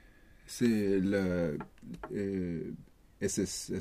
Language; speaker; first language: French; non-native, learner; Swedish